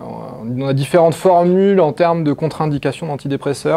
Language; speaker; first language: French; native; French